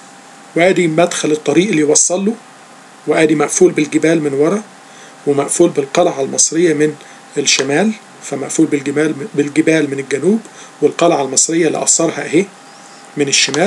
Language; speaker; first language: Arabic; native; Arabic